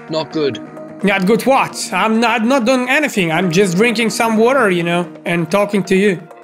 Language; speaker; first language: English; non-native, learner; Russian